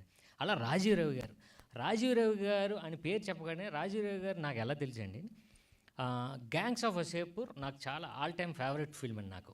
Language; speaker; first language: Telugu; native; Telugu